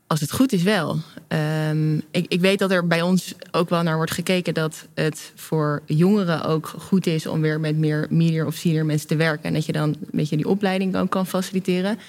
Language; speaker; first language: Dutch; native; Dutch